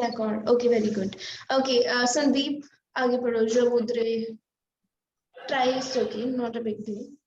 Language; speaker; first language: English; non-native, local second language; Hindi